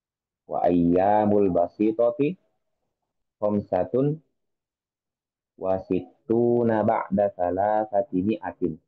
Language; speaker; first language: Arabic; non-native, fluent; Indonesian